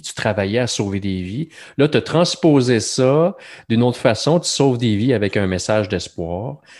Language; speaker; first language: French; native; French